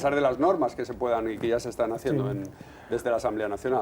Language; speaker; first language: Spanish; native; Spanish